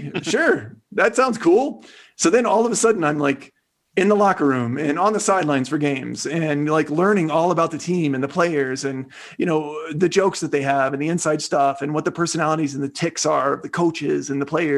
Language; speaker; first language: English; native; English